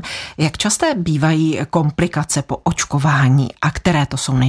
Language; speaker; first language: Czech; native; Czech